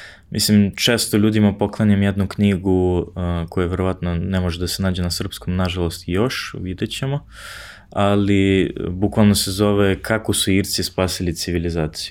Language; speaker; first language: Serbian; non-native, fluent; English